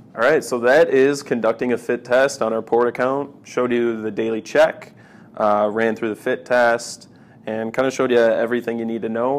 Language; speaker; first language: English; native; English